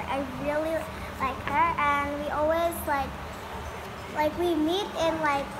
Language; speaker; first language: English; early bilingual, other home language; Indonesian